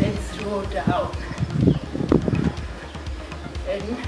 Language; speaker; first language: English; non-native, local second language; Swahili